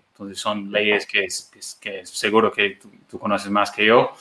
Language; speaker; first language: Spanish; non-native, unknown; English